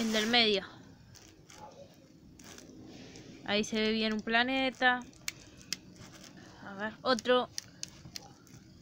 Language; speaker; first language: Spanish; native; Spanish